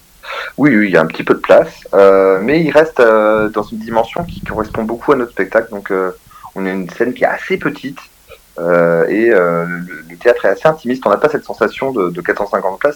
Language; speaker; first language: French; native; French